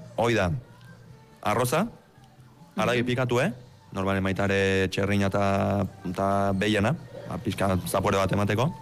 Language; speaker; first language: Basque; early bilingual, other home language; Romanian